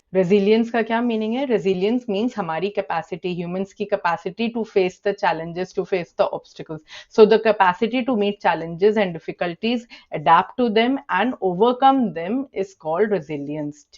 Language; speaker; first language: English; non-native, local second language; Hindi